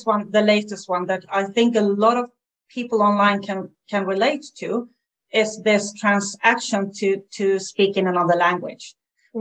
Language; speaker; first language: English; non-native, fluent; Swedish